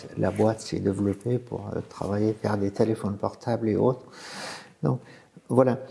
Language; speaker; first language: French; non-native, fluent; Arabic